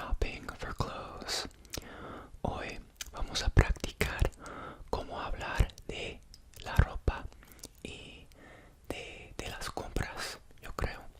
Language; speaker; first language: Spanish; non-native, learner; English